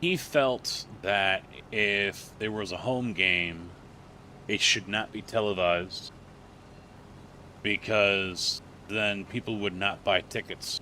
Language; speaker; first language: English; native; English